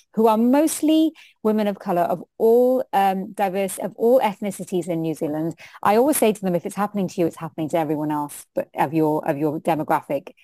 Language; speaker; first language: English; non-native, local second language; Hindi